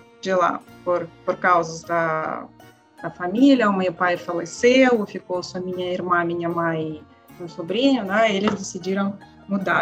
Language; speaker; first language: Portuguese; non-native, learner; Russian